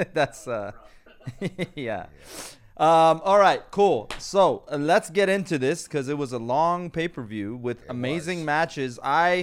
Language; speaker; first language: English; non-native, fluent; Persian